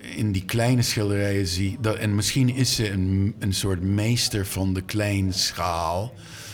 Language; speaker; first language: Dutch; non-native, learner; English